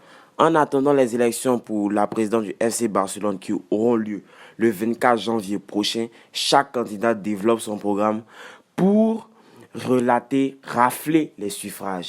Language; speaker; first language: French; native; French